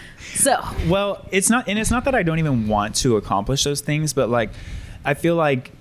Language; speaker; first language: English; native; English